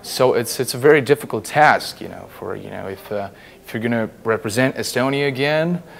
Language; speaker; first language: English; non-native, fluent; Estonian